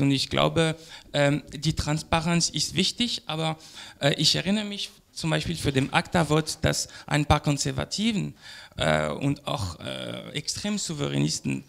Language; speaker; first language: German; non-native, learner; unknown